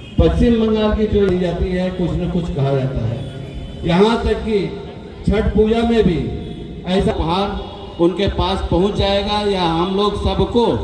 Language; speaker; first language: Hindi; native; Hindi